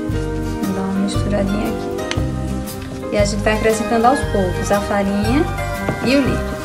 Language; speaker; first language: Portuguese; native; Portuguese